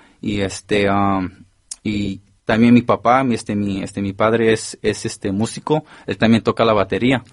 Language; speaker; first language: Spanish; early bilingual, heritage; Spanish